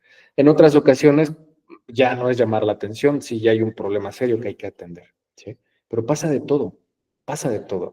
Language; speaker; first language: Spanish; native; Spanish